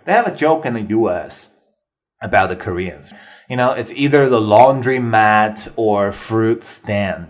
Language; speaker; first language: English; non-native, fluent; Chinese